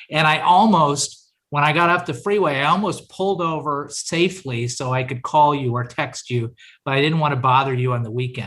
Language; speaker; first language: English; native; English